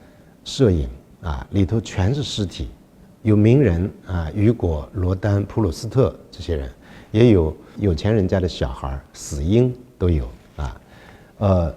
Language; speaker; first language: Chinese; native; Chinese